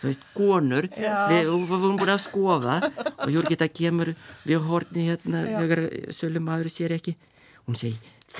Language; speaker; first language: Icelandic; non-native, learner; Lithuanian